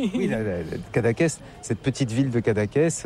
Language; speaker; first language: French; native; French